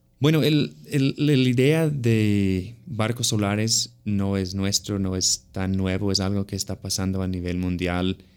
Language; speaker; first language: Spanish; non-native, fluent; English